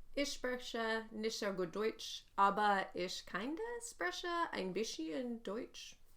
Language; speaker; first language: German; non-native, learner; English